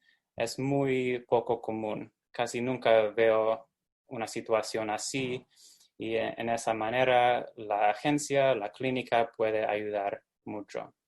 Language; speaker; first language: Spanish; non-native, fluent; English